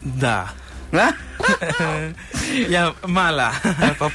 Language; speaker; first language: Russian; non-native, learner; Sinhala